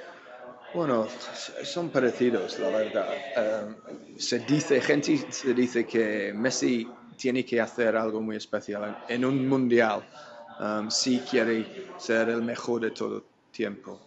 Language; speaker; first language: Spanish; non-native, fluent; English